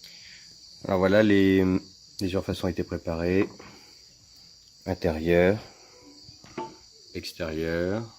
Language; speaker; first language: French; native; French